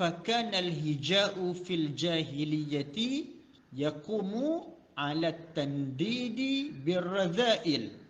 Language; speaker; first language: Arabic; non-native, fluent; Malay